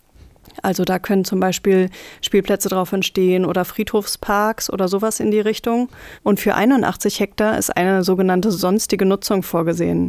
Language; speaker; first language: German; native; German